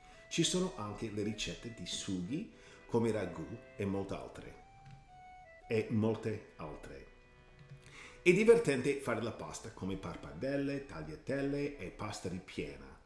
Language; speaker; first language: Italian; non-native, learner; English